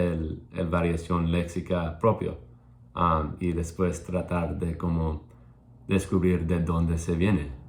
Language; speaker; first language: Spanish; non-native, learner; English